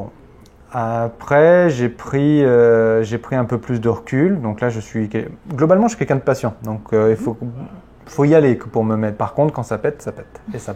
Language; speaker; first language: French; native; French